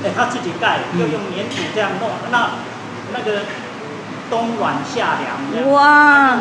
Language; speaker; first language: Chinese; native; Chinese